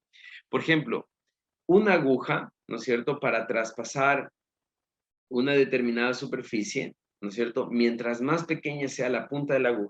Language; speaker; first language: Spanish; native; Spanish